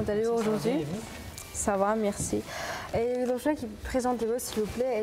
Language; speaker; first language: French; non-native, local second language; Uzbek